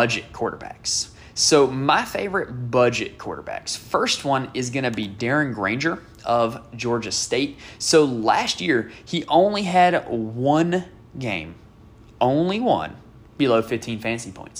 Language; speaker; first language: English; native; English